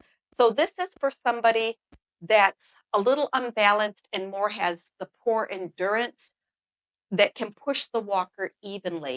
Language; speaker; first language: English; native; English